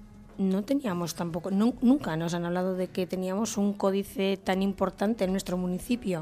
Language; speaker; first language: Spanish; native; Spanish